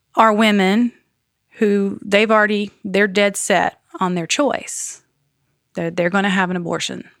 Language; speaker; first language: English; native; English